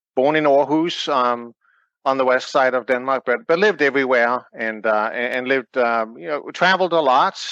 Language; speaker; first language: English; non-native, fluent; Danish